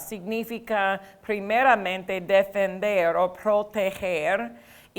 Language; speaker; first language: Spanish; non-native, fluent; English